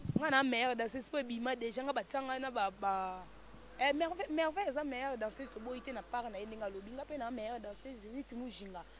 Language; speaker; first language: Lingala; native; Lingala